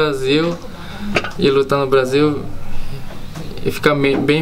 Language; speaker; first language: Portuguese; early bilingual, heritage; Portuguese